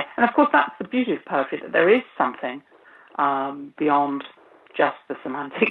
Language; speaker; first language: English; native; English